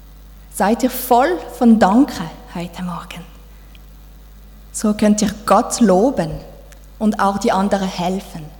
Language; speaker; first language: German; non-native, fluent; French